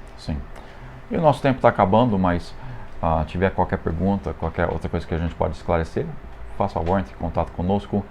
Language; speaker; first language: Portuguese; non-native, fluent; English